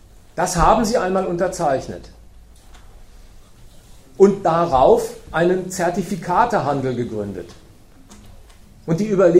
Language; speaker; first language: German; native; German